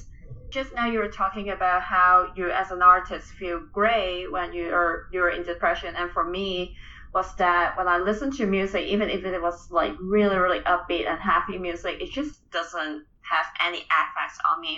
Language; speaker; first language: English; non-native, local second language; Cantonese